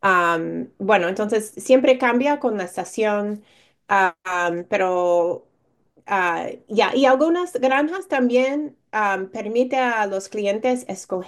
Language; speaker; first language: Spanish; non-native, fluent; English